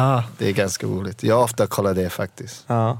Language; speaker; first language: Swedish; non-native, learner; English